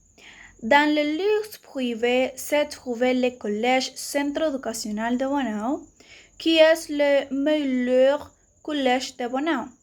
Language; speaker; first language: French; non-native, learner; Spanish